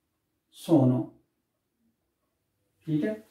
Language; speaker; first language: Italian; non-native, fluent; Urdu